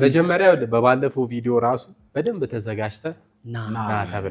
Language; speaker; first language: Amharic; native; Amharic